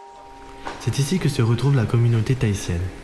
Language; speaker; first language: French; native; French